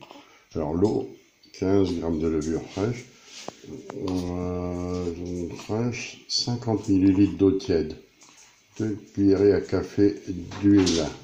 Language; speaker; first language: French; native; French